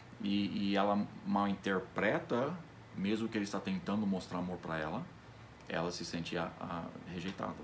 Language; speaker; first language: Portuguese; non-native, fluent; English